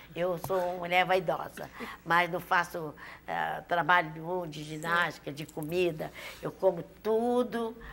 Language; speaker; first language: Portuguese; native; Portuguese